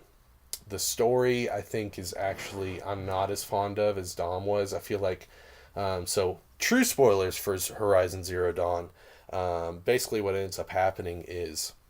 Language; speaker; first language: English; native; English